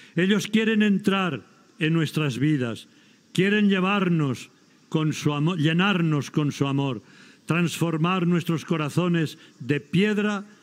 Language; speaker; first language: Spanish; native; Spanish